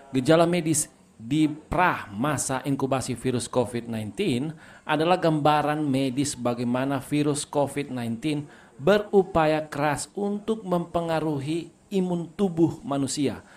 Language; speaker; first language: Indonesian; native; Indonesian